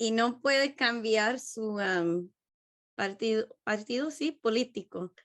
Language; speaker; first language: Spanish; non-native, learner; English